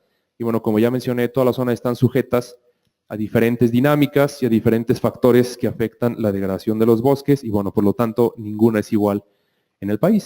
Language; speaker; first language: Spanish; native; Spanish